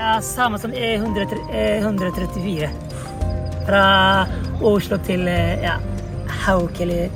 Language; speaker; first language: Norwegian; non-native, local second language; Somali